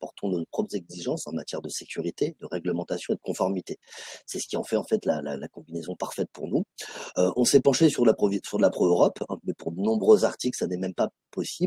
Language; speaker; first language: French; native; French